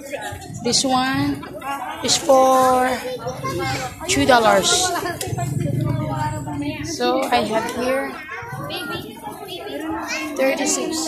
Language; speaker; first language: English; non-native, local second language; Cebuano